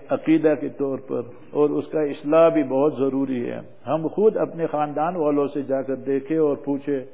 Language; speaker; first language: Urdu; non-native, fluent; English